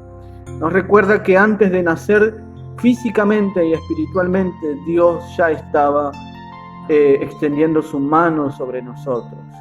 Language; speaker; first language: Spanish; native; Spanish